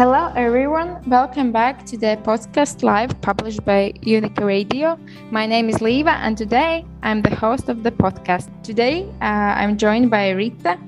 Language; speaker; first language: English; non-native, fluent; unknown